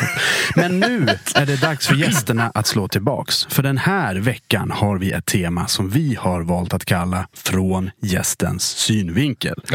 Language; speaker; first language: Swedish; native; Swedish